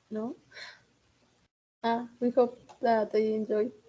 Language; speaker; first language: English; non-native, learner; Spanish